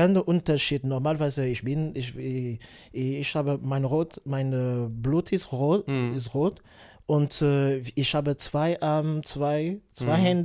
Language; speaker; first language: German; non-native, learner; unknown